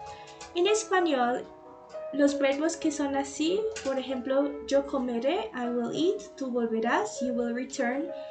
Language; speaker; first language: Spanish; non-native, fluent; English